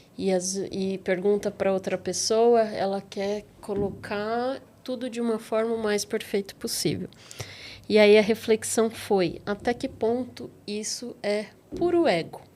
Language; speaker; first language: Portuguese; native; Portuguese